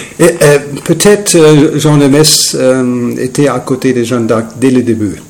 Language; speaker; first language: French; non-native, learner; German